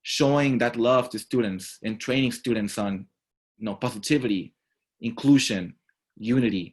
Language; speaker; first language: English; non-native, fluent; Spanish